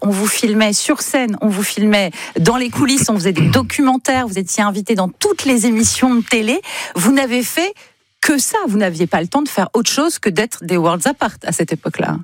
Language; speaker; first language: French; native; French